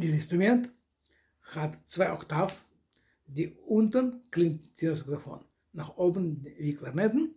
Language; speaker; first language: German; non-native, learner; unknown